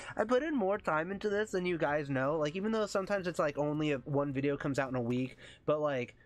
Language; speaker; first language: English; native; English